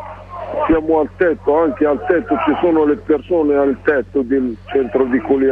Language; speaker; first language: Italian; non-native, learner; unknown